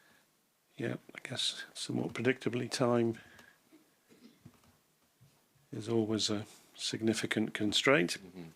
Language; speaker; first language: English; native; English